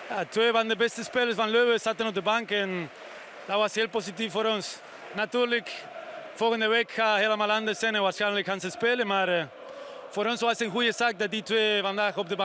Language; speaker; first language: Dutch; non-native, fluent; Spanish